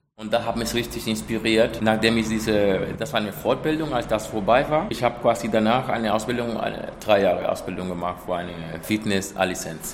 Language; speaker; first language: German; non-native, fluent; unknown